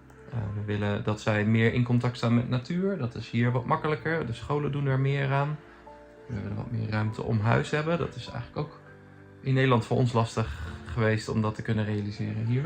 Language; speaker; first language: Dutch; native; Dutch